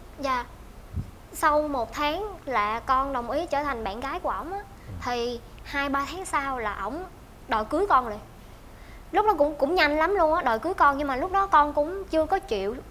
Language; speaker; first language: Vietnamese; native; Vietnamese